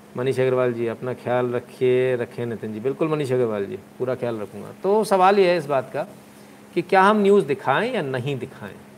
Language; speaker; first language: Hindi; native; Hindi